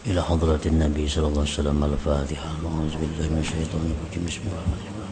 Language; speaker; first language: Indonesian; non-native, local second language; Banjar